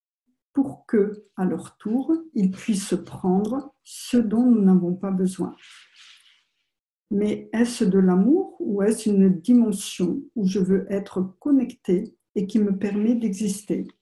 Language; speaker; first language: French; native; French